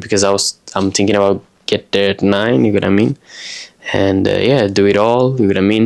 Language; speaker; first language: English; non-native, fluent; Portuguese